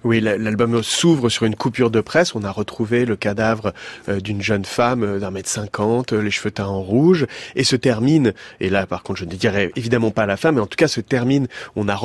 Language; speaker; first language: French; native; French